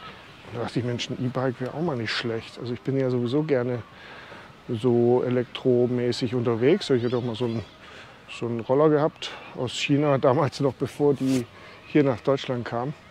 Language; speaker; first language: German; native; German